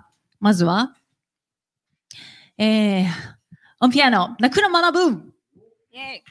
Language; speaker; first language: Japanese; native; Japanese